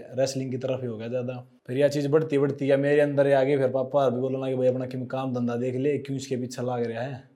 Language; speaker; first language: Hindi; native; Hindi